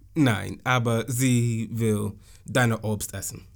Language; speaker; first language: German; non-native, learner; English